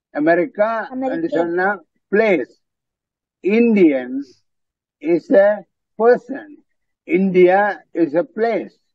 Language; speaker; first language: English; non-native, fluent; Tamil